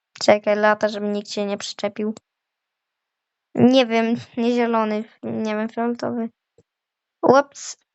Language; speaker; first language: Polish; native; Polish